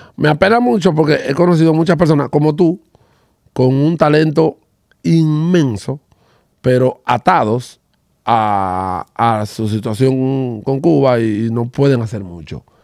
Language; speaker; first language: Spanish; native; Spanish